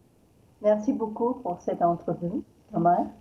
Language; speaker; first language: French; non-native, learner; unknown